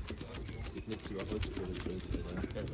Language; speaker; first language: German; native; German